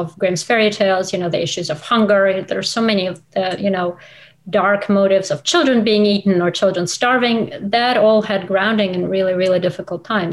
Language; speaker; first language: English; non-native, fluent; Russian